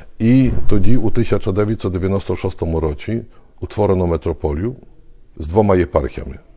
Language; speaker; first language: Ukrainian; early bilingual, heritage; Ukrainian